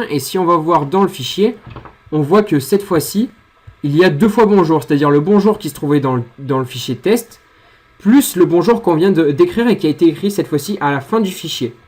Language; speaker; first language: French; native; French